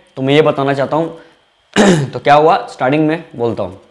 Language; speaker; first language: Hindi; non-native, local second language; Bangla